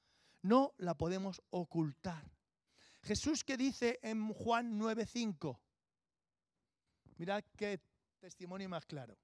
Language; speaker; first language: Spanish; native; Spanish